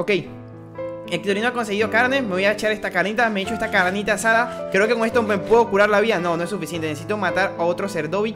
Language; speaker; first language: Spanish; native; Spanish